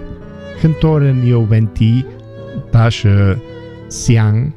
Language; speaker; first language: Chinese; non-native, learner; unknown